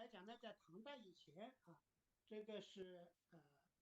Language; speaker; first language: Chinese; native; Chinese